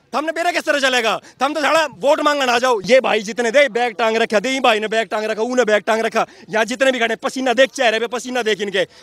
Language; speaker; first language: Hindi; native; Hindi